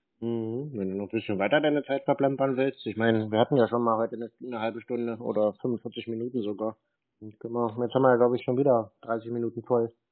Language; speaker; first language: German; native; German